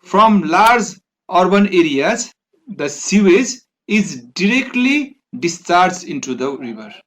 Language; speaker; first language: English; non-native, local second language; Nepali